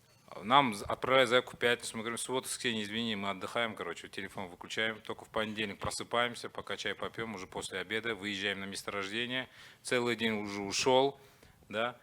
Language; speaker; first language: Russian; native; Russian